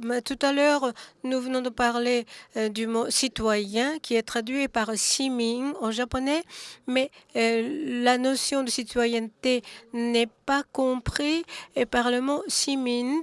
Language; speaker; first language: French; non-native, fluent; Japanese